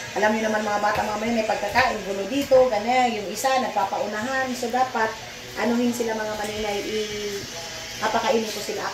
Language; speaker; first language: Filipino; non-native, local second language; Cebuano